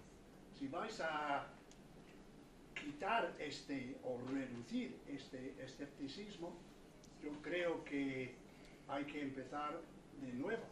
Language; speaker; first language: Spanish; non-native, fluent; English